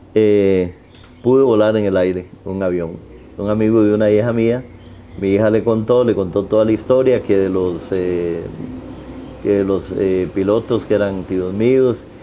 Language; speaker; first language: Spanish; native; Spanish